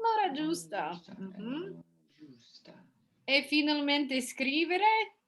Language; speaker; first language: Italian; non-native, fluent; English